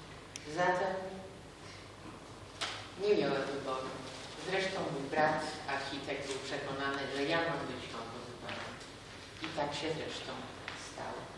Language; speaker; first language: Polish; native; Polish